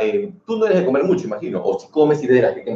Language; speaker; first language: Spanish; native; Spanish